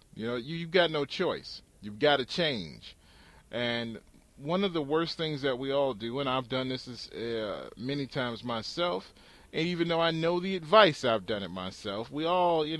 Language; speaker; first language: English; native; English